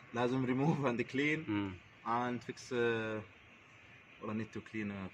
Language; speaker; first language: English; non-native, learner; Arabic